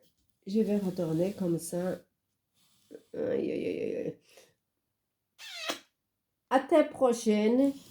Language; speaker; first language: French; non-native, fluent; Portuguese